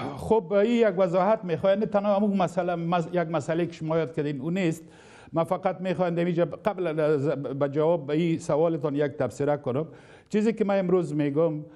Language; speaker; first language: Persian; non-native, local second language; Pashto